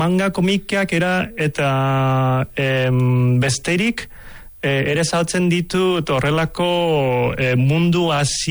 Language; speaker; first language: Basque; non-native, local second language; Cantonese